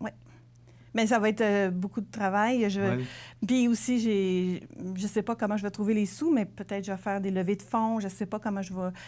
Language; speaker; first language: French; native; French